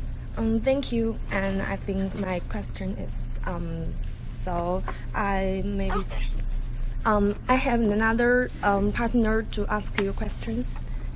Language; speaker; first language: English; non-native, learner; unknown